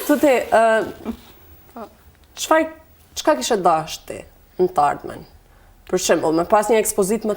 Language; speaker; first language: Albanian; native; Albanian